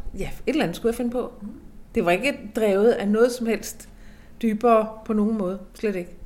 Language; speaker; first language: Danish; native; Danish